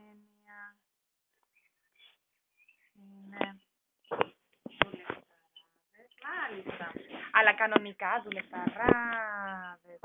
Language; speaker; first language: Greek; non-native, learner; German